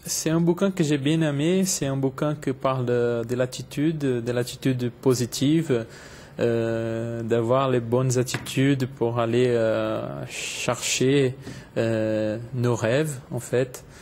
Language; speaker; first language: French; non-native, fluent; Portuguese